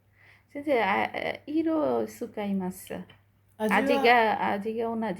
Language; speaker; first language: Japanese; non-native, learner; Bangla